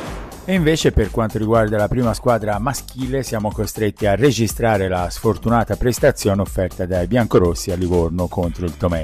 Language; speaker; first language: Italian; native; Italian